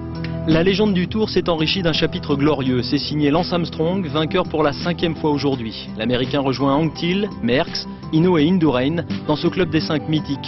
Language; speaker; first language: French; native; French